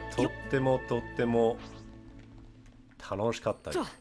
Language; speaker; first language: Japanese; non-native, fluent; English